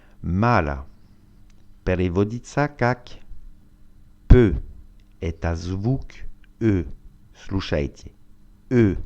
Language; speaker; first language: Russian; non-native, learner; French